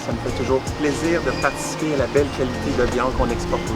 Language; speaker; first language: French; native; French